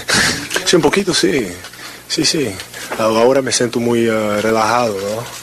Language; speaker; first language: Spanish; non-native, learner; Italian